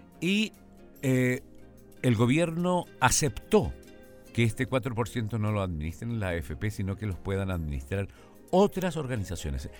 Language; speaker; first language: Spanish; native; Spanish